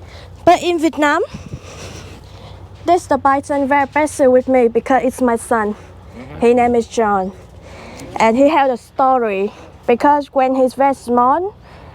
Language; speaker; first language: English; non-native, learner; Vietnamese